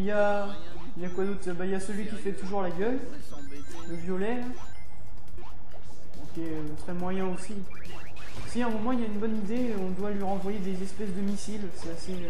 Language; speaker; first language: French; native; French